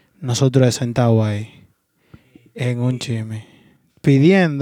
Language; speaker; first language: Spanish; native; Spanish